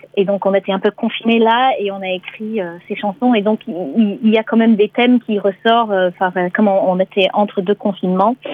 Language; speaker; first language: French; non-native, fluent; English